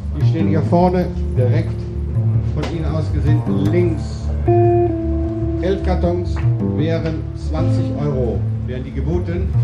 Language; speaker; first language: German; native; German